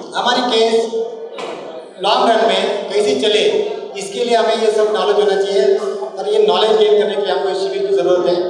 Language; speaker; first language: Hindi; non-native, local second language; Marathi